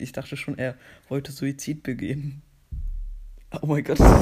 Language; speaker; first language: German; native; German